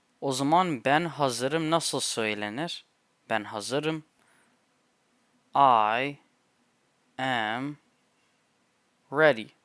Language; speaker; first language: Turkish; non-native, fluent; English